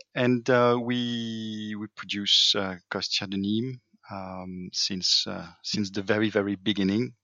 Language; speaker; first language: English; non-native, fluent; French